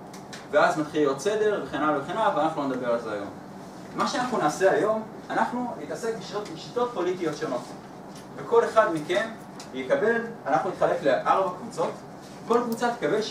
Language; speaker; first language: Hebrew; native; Hebrew